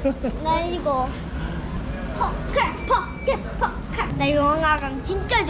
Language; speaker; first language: Korean; early bilingual, heritage; Korean